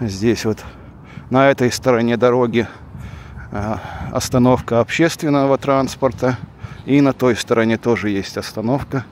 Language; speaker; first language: Russian; native; Russian